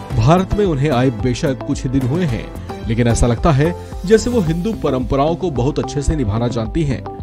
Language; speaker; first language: Hindi; native; Hindi